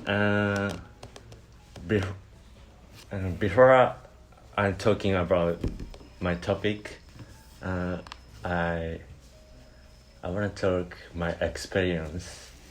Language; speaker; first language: English; non-native, learner; Japanese